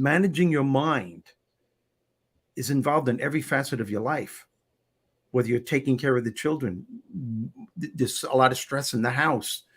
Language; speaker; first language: English; native; English